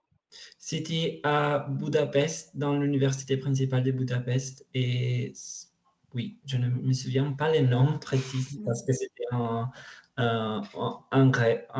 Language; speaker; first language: French; non-native, learner; Italian